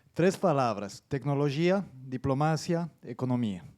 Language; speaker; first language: Portuguese; non-native, learner; Spanish